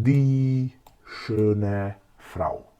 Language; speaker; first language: German; non-native, fluent; Macedonian